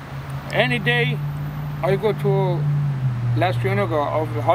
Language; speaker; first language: English; non-native, learner; Persian